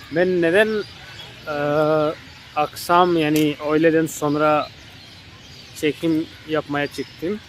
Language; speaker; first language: Turkish; non-native, fluent; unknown